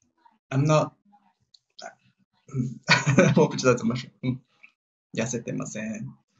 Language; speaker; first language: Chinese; non-native, learner; Japanese